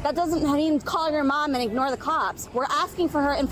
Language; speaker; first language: English; native; English